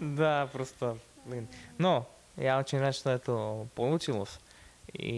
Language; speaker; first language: Russian; non-native, fluent; Slovak